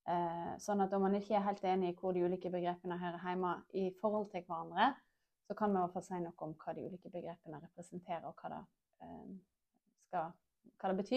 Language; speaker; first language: Norwegian; native; Norwegian